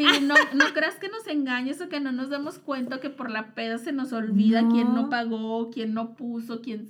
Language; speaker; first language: Spanish; native; Spanish